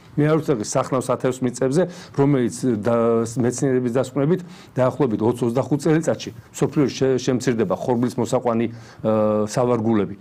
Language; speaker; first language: Georgian; native; Georgian